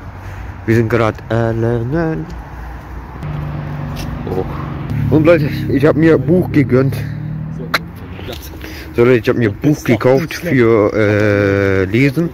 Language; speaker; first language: German; early bilingual, other home language; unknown